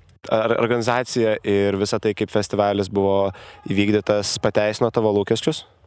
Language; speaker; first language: Lithuanian; native; Lithuanian